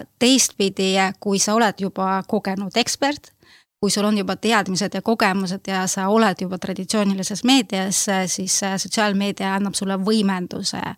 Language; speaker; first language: Estonian; non-native, local second language; Russian